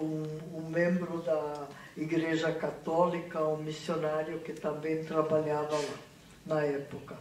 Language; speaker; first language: Portuguese; non-native, fluent; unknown